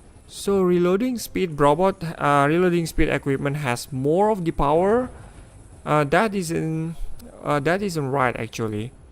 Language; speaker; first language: English; non-native, fluent; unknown